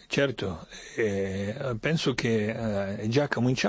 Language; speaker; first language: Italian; non-native, fluent; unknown